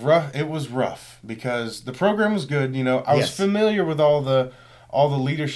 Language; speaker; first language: English; native; English